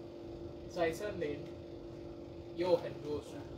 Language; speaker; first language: Chinese; non-native, learner; Indonesian